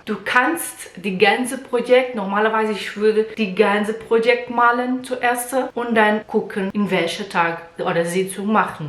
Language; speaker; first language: German; non-native, learner; Portuguese